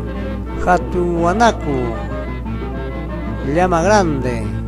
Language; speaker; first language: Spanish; non-native, local second language; Quechua